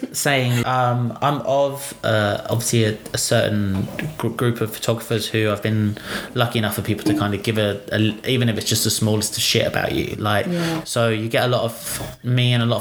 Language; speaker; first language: English; native; English